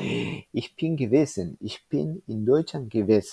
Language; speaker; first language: German; non-native, fluent; Spanish